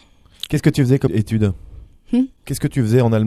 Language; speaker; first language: French; native; French